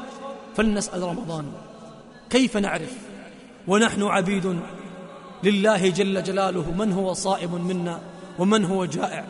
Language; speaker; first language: Arabic; native; Arabic